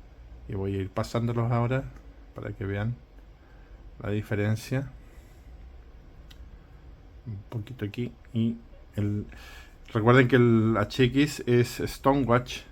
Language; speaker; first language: Spanish; native; Spanish